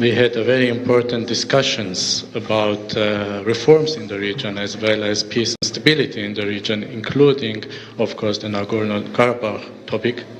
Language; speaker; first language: English; non-native, fluent; Armenian